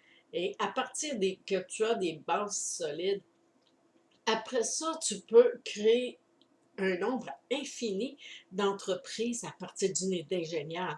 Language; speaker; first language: French; native; French